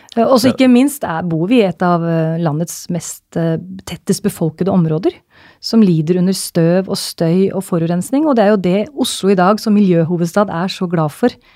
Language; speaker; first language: Norwegian; native; Norwegian